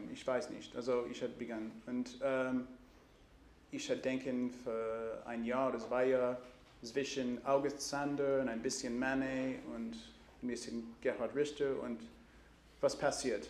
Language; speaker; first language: German; non-native, learner; English